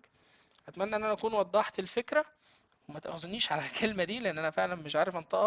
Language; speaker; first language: Arabic; native; Arabic